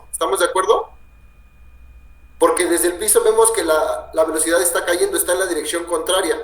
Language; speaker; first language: Spanish; native; Spanish